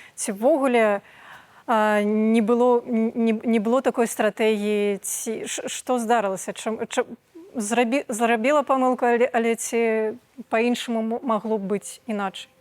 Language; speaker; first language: Belarusian; native; Belarusian